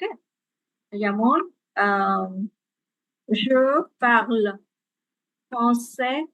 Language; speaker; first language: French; non-native, fluent; Bangla